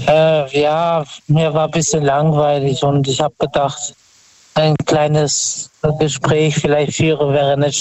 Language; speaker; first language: German; non-native, fluent; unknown